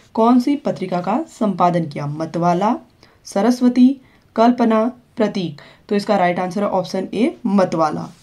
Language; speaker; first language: Hindi; native; Hindi